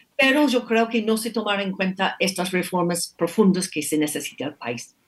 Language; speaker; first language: Spanish; non-native, fluent; English